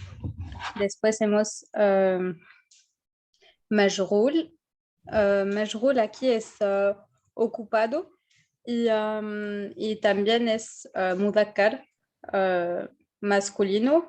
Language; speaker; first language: Spanish; non-native, fluent; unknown